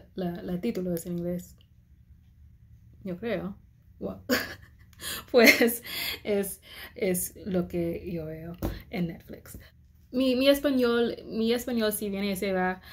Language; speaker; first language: Spanish; non-native, learner; English